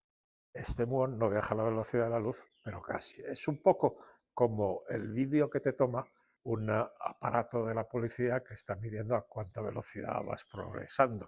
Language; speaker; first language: Spanish; native; Spanish